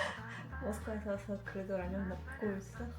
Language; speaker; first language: Korean; non-native, learner; Russian